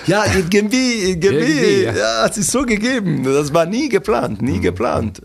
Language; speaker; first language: German; non-native, fluent; Italian